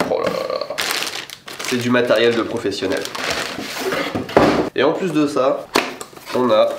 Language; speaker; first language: French; native; French